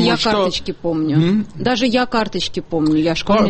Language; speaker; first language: Russian; native; Russian